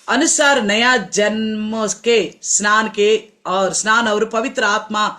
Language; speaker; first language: Hindi; non-native, local second language; Telugu